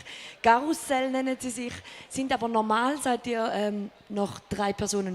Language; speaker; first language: German; native; German